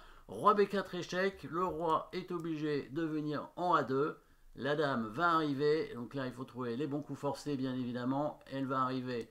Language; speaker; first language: French; native; French